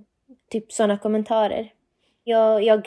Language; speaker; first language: Swedish; non-native, fluent; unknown